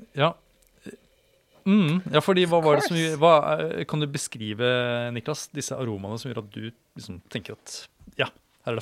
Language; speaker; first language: Norwegian; native; Norwegian